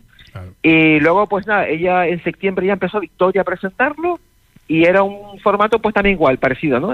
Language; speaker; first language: Spanish; native; Spanish